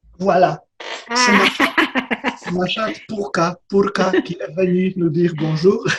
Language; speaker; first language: French; non-native, fluent; Polish